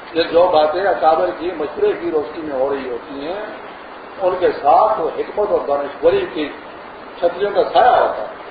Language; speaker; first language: Urdu; non-native, local second language; Pashto